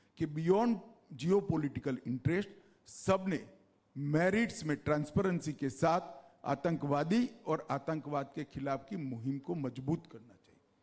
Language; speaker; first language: Hindi; non-native, local second language; Gujarati